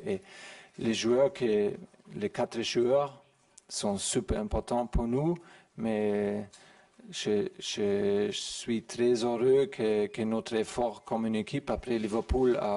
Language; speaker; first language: French; non-native, learner; German